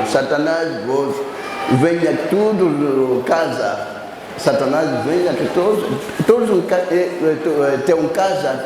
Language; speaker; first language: Portuguese; non-native, learner; Lingala